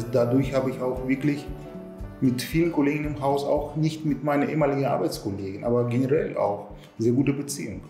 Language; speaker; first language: German; non-native, fluent; Russian